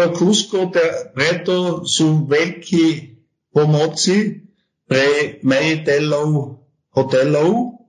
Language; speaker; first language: Slovak; non-native, learner; German